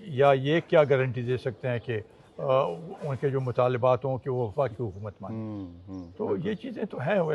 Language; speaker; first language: Urdu; non-native, local second language; Pashto